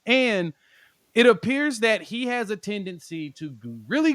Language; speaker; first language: English; native; English